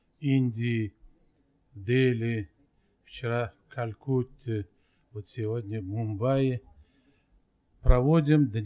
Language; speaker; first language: Russian; non-native, local second language; Uzbek